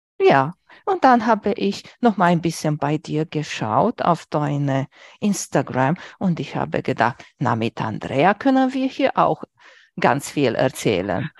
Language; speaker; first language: German; non-native, fluent; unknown